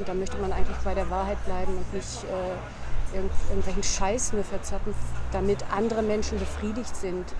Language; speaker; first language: German; native; German